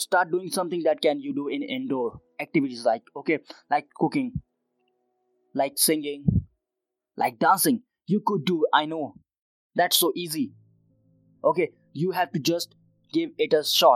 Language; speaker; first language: English; non-native, local second language; Hindi